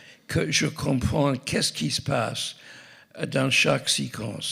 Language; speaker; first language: French; non-native, fluent; English